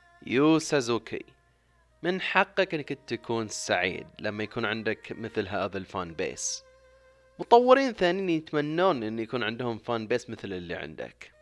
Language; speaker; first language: Arabic; native; Arabic